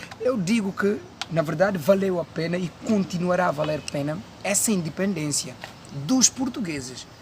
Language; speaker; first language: Portuguese; non-native, local second language; Upper Guinea Crioulo